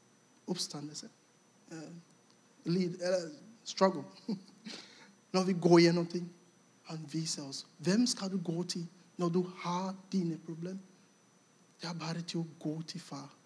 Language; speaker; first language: Norwegian; non-native, fluent; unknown